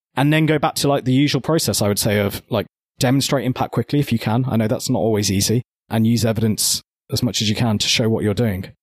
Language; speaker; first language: English; native; English